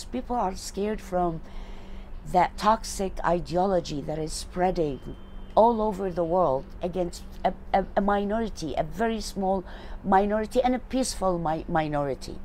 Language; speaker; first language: English; non-native, fluent; Arabic